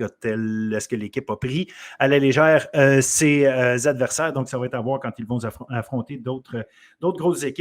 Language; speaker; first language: French; native; French